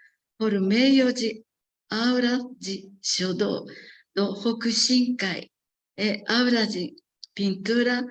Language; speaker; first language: Portuguese; non-native, learner; Japanese